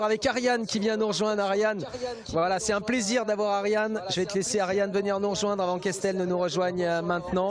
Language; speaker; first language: French; native; French